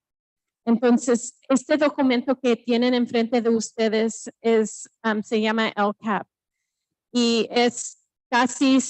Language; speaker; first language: Spanish; early bilingual, heritage; Spanish